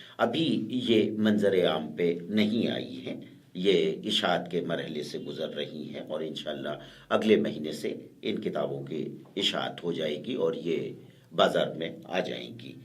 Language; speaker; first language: Urdu; native; Urdu